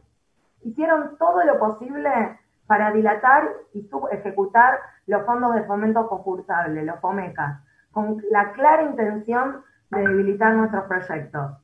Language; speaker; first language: Spanish; native; Spanish